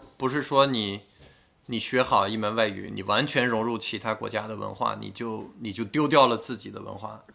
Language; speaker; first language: Chinese; non-native, fluent; French